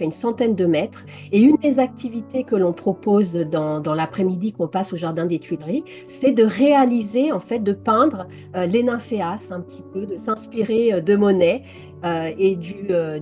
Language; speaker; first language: French; native; French